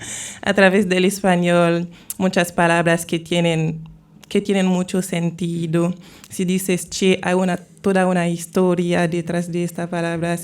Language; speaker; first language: Spanish; non-native, fluent; Haitian Creole